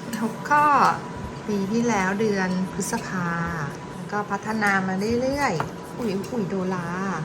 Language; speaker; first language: Thai; native; Thai